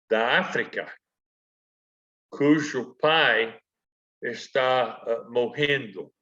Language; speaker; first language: Portuguese; non-native, fluent; English